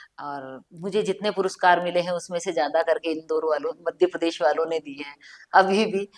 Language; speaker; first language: Hindi; native; Hindi